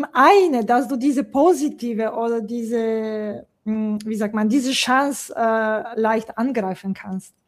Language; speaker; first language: German; non-native, fluent; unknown